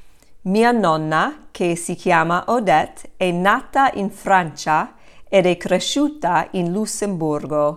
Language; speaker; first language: Italian; non-native, fluent; English